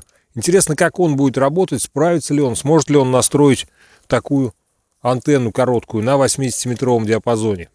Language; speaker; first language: Russian; native; Russian